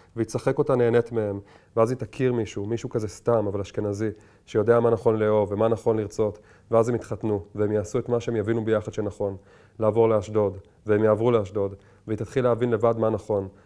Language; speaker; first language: Hebrew; native; Hebrew